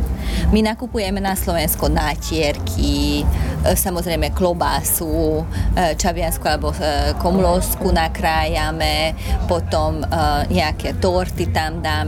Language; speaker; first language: Slovak; non-native, local second language; Hungarian